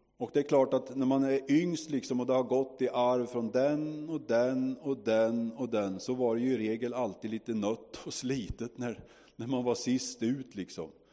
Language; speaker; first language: Swedish; native; Swedish